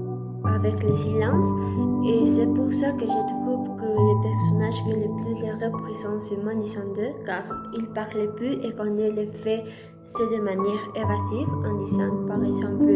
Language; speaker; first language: French; non-native, learner; Spanish